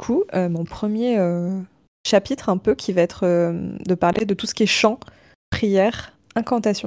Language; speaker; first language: French; native; French